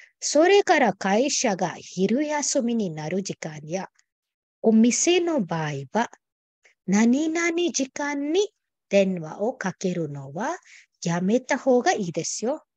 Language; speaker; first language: Japanese; non-native, fluent; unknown